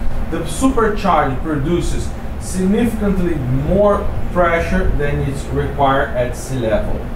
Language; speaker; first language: English; non-native, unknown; Portuguese